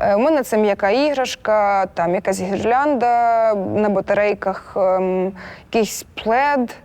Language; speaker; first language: Ukrainian; non-native, local second language; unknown